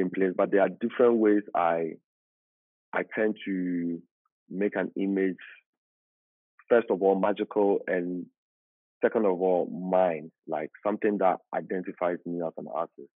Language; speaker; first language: English; non-native, local second language; Akan